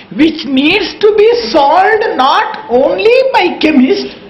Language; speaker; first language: English; non-native, local second language; Kannada